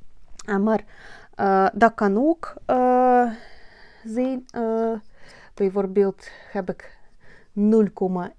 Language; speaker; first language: Dutch; non-native, learner; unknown